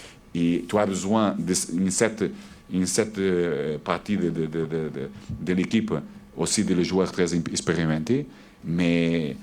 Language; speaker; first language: French; non-native, learner; Portuguese